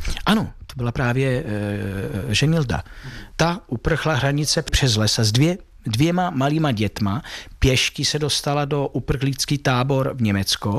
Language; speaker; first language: Czech; non-native, fluent; Italian